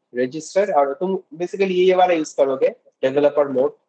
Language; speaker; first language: Hindi; non-native, local second language; Bangla